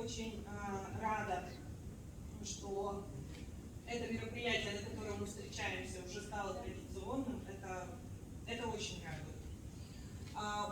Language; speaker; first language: Russian; native; Russian